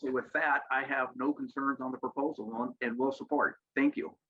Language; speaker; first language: English; native; English